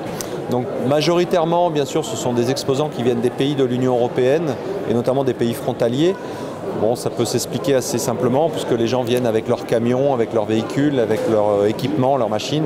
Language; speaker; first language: French; native; French